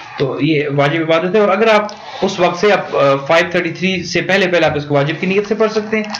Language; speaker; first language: Urdu; native; Urdu